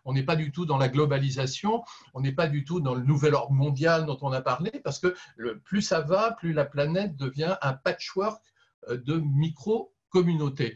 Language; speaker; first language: French; native; French